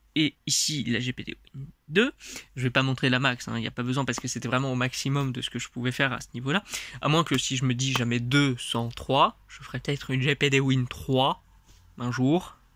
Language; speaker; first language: French; non-native, fluent; Russian